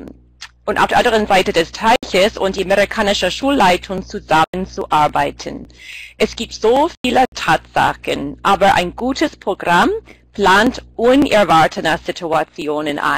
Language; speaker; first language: German; non-native, fluent; English